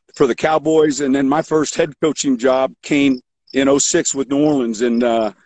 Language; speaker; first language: English; native; English